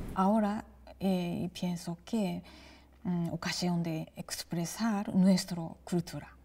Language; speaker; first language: Spanish; non-native, learner; Japanese